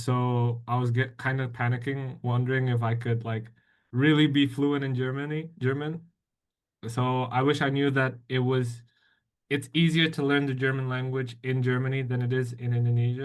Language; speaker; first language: English; non-native, fluent; Indonesian